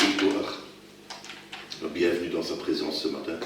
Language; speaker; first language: French; native; French